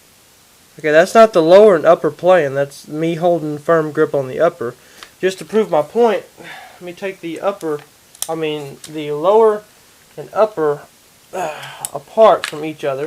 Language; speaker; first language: English; native; English